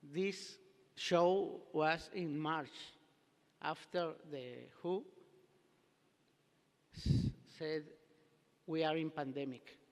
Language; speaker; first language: English; non-native, learner; Spanish